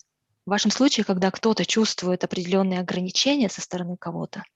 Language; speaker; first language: Russian; native; Russian